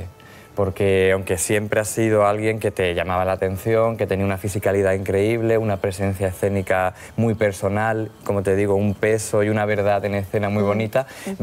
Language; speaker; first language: Spanish; native; Spanish